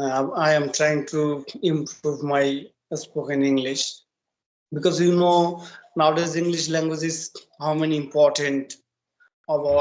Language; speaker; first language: English; non-native, learner; Bangla